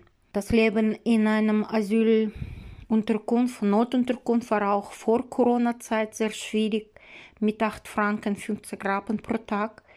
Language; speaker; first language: German; non-native, learner; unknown